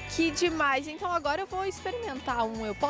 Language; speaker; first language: Portuguese; native; Portuguese